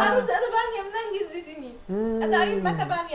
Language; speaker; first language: Indonesian; non-native, learner; Arabic